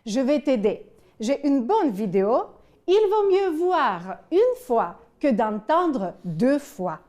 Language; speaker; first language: French; non-native, fluent; Ukrainian